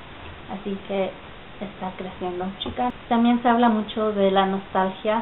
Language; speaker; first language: Spanish; early bilingual, heritage; Spanish